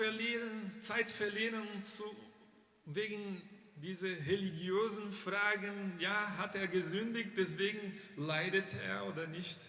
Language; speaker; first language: German; non-native, fluent; Portuguese